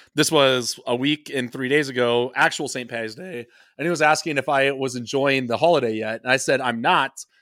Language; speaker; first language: English; native; English